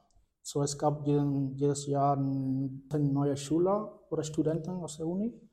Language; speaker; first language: German; non-native, fluent; Spanish